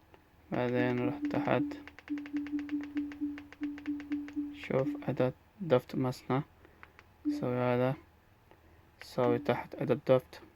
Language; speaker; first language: Arabic; non-native, learner; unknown